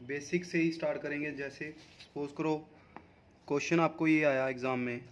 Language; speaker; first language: Hindi; non-native, local second language; Punjabi